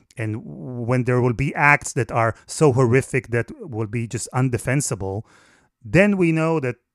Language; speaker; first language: English; non-native, fluent; Hebrew